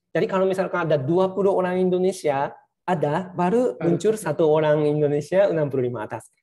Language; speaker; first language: Indonesian; non-native, fluent; Japanese